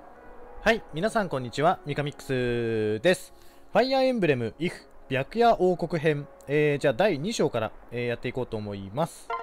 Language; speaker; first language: Japanese; native; Japanese